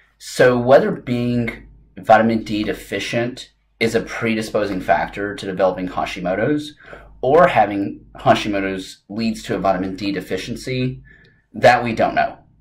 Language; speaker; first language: English; native; English